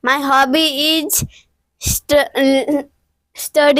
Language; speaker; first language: English; non-native, learner; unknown